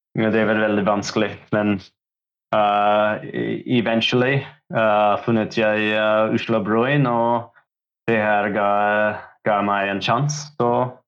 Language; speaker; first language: Norwegian; non-native, learner; English